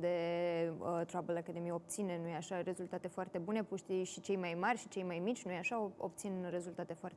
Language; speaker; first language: Romanian; native; Romanian